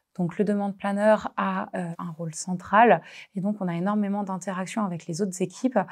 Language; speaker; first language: French; native; French